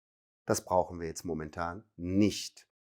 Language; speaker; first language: German; non-native, fluent; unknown